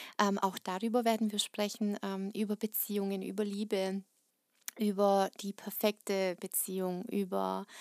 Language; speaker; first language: German; early bilingual, other home language; Russian